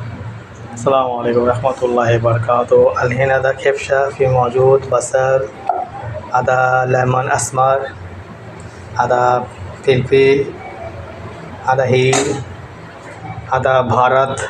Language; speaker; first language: Arabic; non-native, learner; Bangla